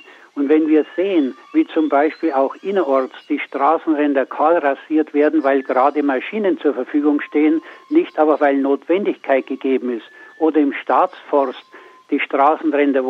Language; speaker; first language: German; native; German